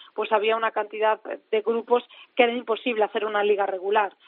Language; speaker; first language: Spanish; native; Spanish